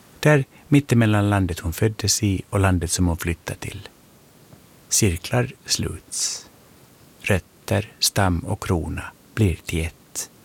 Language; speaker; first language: Swedish; native; Swedish